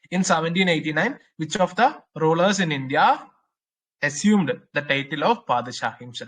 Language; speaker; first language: English; non-native, local second language; Malayalam